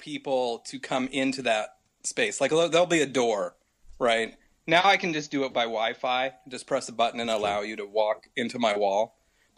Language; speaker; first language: English; native; English